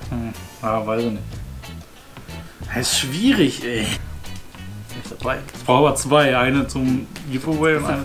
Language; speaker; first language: German; native; German